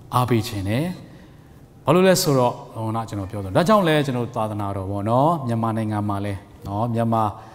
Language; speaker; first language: Burmese; non-native, local second language; Tedim Chin